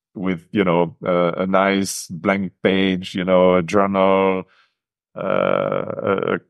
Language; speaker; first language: English; non-native, fluent; French